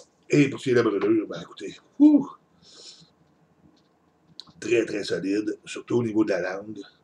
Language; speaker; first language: French; native; French